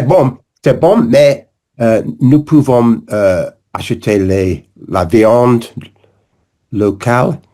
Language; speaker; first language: French; non-native, learner; English